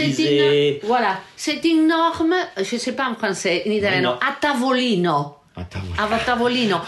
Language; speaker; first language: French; non-native, learner; Galician